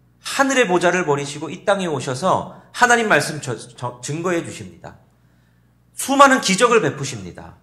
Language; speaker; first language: Korean; native; Korean